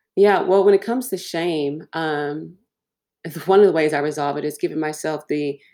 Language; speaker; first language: English; early bilingual, other home language; Yoruba